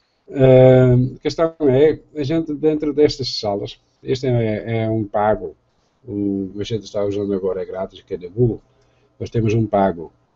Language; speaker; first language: Portuguese; non-native, fluent; Dutch